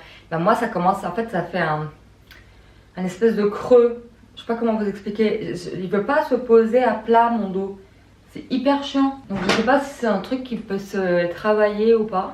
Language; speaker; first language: French; native; French